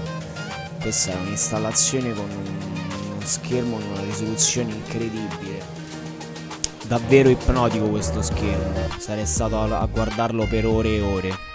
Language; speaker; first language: Italian; native; Italian